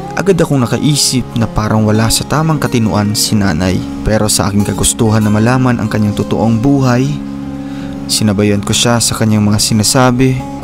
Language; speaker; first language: Filipino; non-native, local second language; Cebuano